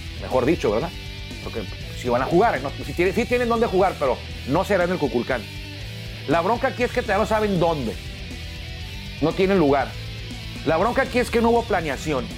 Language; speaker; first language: Spanish; native; Spanish